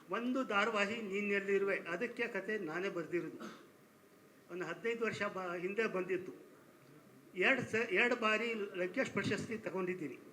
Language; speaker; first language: Kannada; non-native, local second language; Urdu